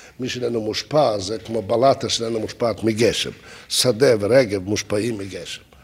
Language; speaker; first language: Hebrew; non-native, fluent; Russian